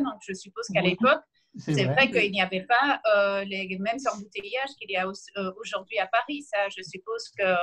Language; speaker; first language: French; non-native, learner; Spanish